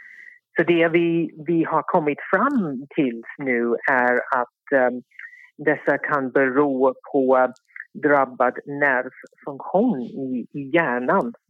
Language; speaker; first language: Swedish; non-native, fluent; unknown